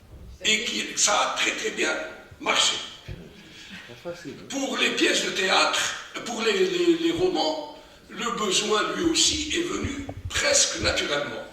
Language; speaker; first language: French; non-native, local second language; Arabic